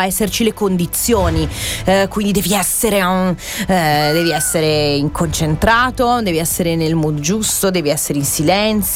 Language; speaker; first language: Italian; non-native, local second language; Sicilian